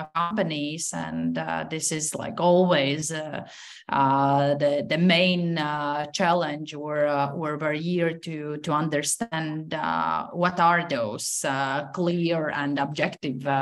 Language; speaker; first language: English; non-native, fluent; Latvian